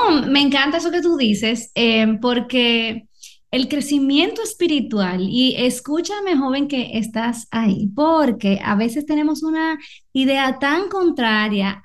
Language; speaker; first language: Spanish; native; Spanish